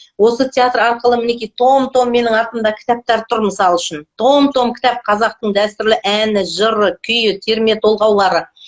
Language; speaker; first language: Kazakh; native; Kazakh